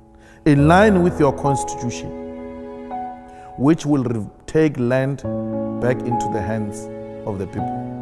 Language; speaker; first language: English; non-native, local second language; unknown